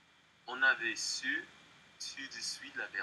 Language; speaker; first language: French; non-native, learner; English